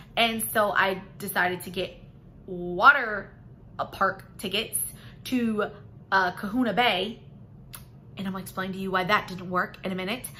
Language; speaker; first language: English; native; English